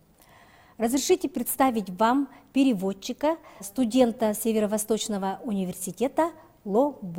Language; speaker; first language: Russian; native; Russian